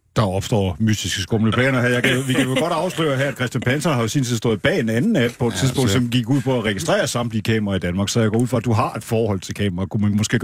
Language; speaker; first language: Danish; native; Danish